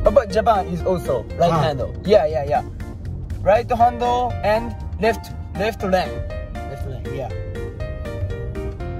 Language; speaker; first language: English; non-native, learner; Japanese